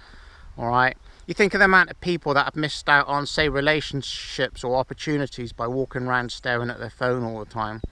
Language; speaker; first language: English; native; English